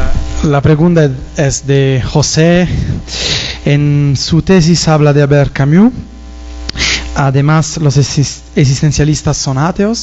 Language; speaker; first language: Spanish; non-native, fluent; Italian